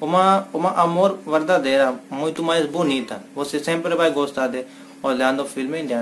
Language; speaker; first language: Portuguese; non-native, learner; Hindi